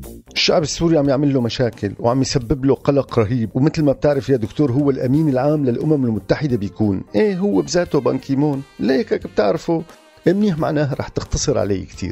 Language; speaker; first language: Arabic; native; Arabic